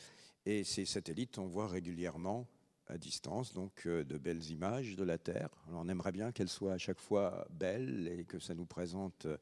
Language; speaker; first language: French; native; French